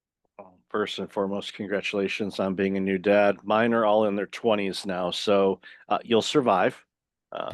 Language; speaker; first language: English; native; English